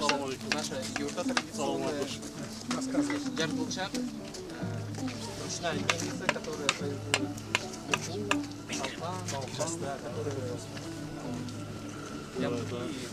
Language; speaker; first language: Russian; non-native, local second language; Kyrgyz